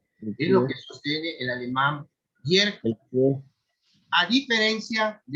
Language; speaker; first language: Spanish; native; Spanish